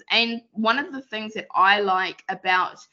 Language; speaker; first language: English; native; English